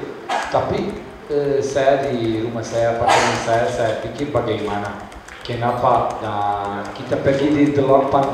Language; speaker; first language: Indonesian; non-native, learner; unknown